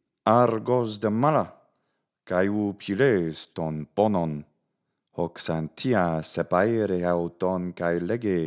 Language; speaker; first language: Greek; non-native, fluent; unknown